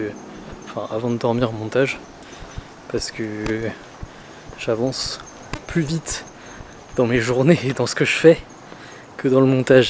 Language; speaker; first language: French; native; French